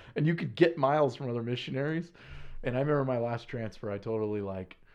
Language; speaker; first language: English; native; English